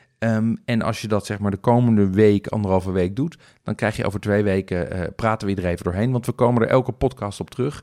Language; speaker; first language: Dutch; native; Dutch